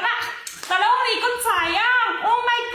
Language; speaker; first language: Filipino; non-native, learner; Chinese